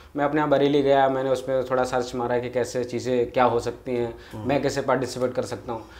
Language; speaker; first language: Hindi; native; Hindi